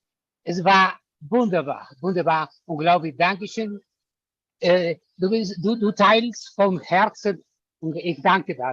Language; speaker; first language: German; non-native, learner; Spanish